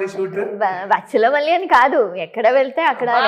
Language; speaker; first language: Telugu; non-native, fluent; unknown